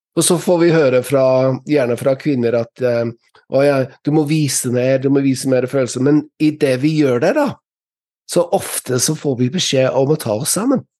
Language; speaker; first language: Norwegian; non-native, fluent; English